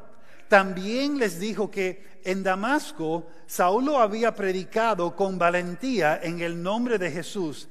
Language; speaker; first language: Spanish; non-native, fluent; English